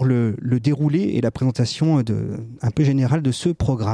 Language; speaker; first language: French; native; French